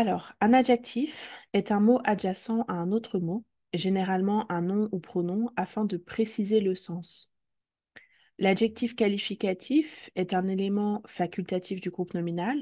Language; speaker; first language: French; native; French